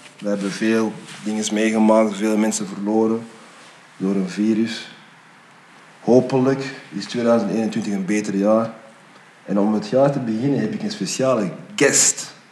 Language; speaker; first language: Dutch; early bilingual, other home language; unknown